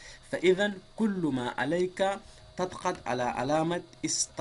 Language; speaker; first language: Arabic; native; Arabic